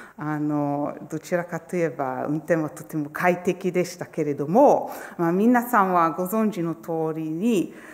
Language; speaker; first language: Japanese; non-native, fluent; Italian